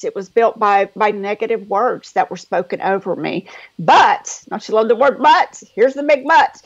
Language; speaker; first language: English; native; English